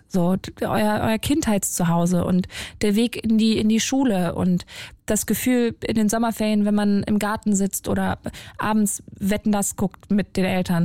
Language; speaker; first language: German; native; German